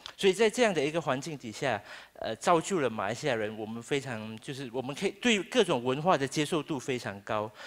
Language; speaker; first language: Chinese; native; Chinese